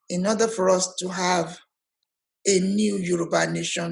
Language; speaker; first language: English; non-native, local second language; Yoruba